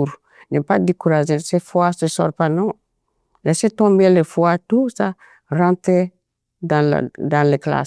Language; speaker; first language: French; non-native, fluent; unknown